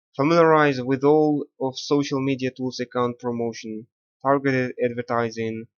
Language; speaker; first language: English; non-native, learner; Kazakh